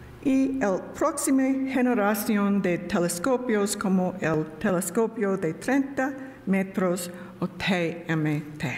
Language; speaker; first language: Spanish; non-native, learner; English